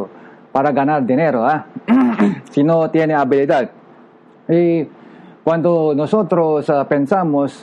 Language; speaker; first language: Spanish; non-native, learner; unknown